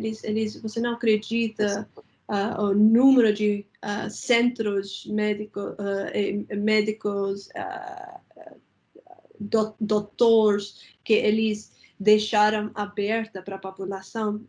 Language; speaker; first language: Portuguese; non-native, fluent; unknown